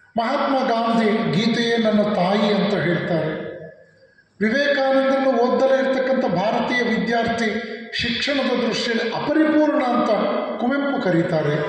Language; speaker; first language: Kannada; non-native, local second language; Telugu